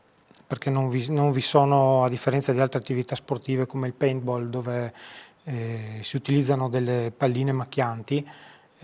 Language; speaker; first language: Italian; native; Italian